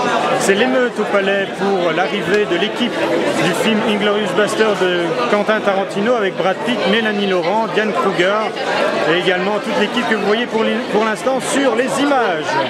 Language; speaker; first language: French; native; French